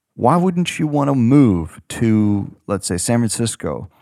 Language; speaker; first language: English; non-native, fluent; Ukrainian